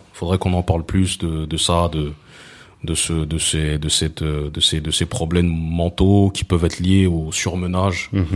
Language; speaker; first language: French; early bilingual, other home language; Lingala